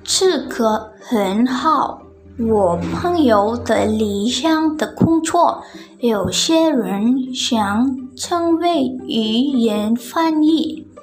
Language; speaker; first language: Chinese; non-native, learner; Indonesian